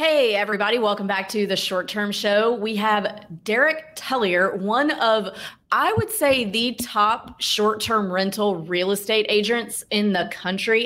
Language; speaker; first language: English; native; English